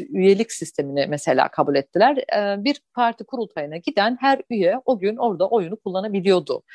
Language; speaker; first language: Turkish; early bilingual, heritage; Turkish